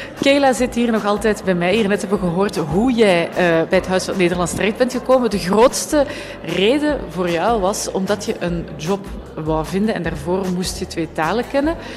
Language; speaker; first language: Dutch; native; Dutch